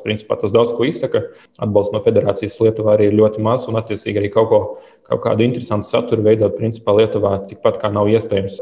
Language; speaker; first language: Latvian; early bilingual, other home language; Lithuanian